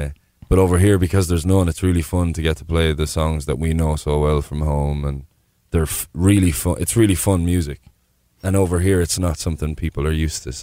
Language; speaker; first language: English; native; English